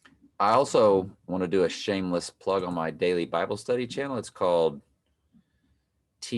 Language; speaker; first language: English; native; English